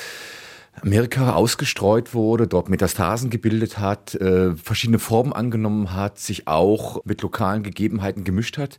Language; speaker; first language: German; native; German